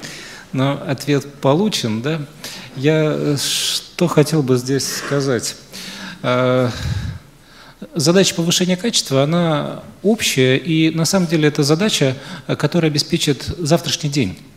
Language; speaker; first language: Russian; native; Russian